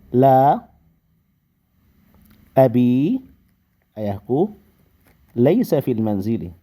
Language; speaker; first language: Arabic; non-native, fluent; Indonesian